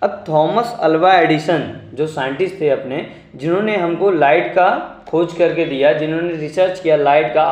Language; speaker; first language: Hindi; non-native, local second language; Marathi